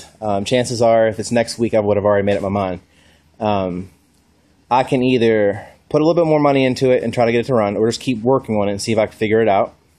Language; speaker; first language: English; native; English